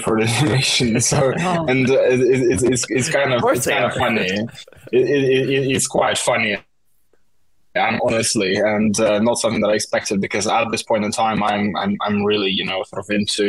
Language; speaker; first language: English; non-native, fluent; Russian